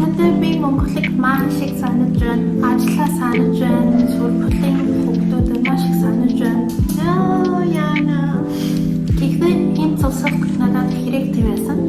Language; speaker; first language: Mongolian; non-native, learner; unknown